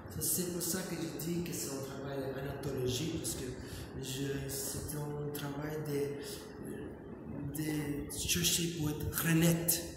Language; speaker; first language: French; non-native, fluent; English